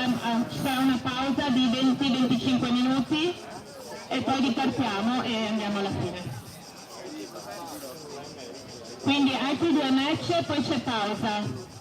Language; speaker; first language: Italian; native; Italian